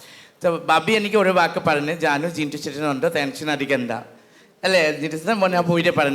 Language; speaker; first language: Malayalam; non-native, local second language; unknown